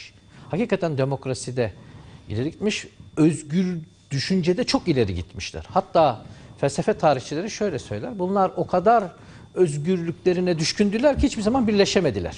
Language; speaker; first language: Turkish; native; Turkish